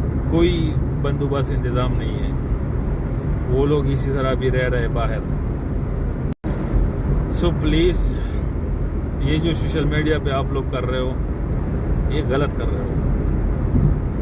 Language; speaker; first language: Hindi; non-native, local second language; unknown